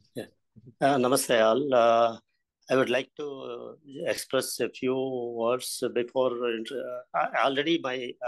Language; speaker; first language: English; non-native, local second language; Telugu